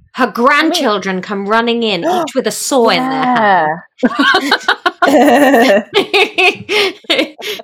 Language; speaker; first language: English; native; English